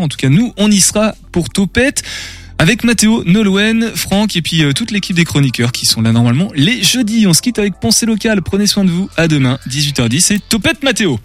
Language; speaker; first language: French; native; French